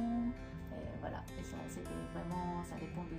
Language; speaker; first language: French; non-native, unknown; Japanese